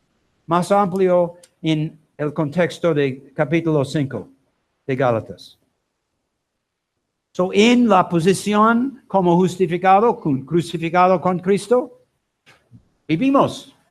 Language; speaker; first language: Spanish; non-native, learner; English